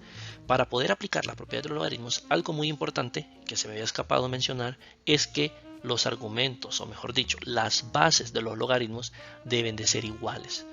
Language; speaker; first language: Spanish; native; Spanish